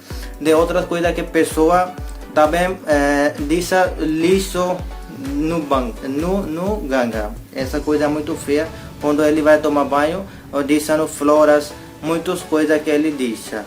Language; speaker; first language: Portuguese; non-native, learner; Hindi